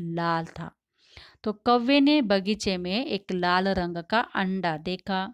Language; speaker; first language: Hindi; non-native, local second language; Tamil